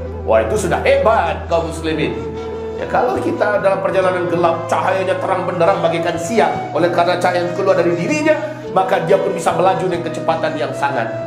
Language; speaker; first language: Indonesian; native; Indonesian